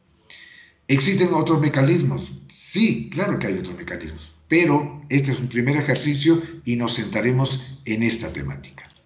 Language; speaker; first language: Spanish; native; Spanish